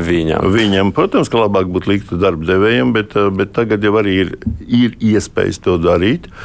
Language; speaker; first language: Latvian; native; Latvian